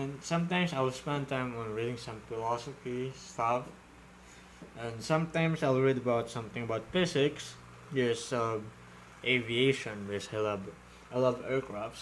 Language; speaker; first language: English; non-native, local second language; Filipino